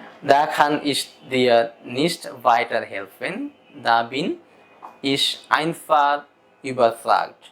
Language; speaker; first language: German; non-native, fluent; Bangla